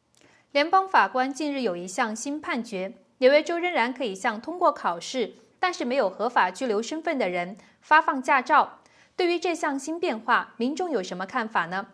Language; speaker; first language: Chinese; native; Chinese